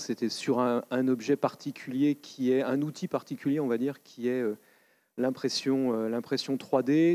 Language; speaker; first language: French; native; French